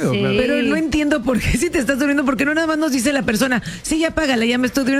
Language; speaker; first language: Spanish; native; Spanish